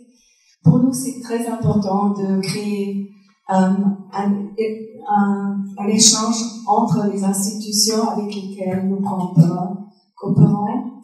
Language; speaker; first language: French; non-native, fluent; German